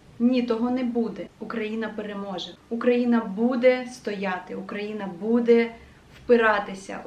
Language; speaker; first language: Ukrainian; native; Ukrainian